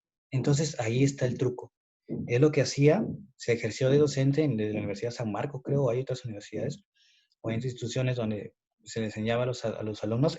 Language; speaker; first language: Spanish; native; Spanish